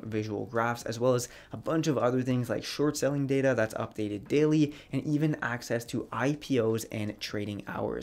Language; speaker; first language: English; native; English